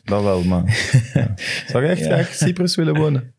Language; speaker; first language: Dutch; native; Dutch